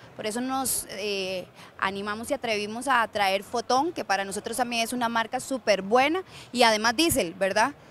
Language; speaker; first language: Spanish; native; Spanish